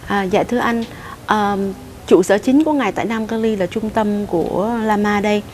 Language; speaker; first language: Vietnamese; native; Vietnamese